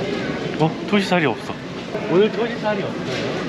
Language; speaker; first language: Korean; native; Korean